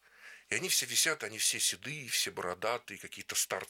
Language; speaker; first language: Russian; native; Russian